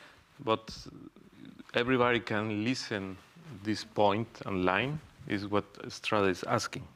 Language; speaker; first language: English; non-native, fluent; Spanish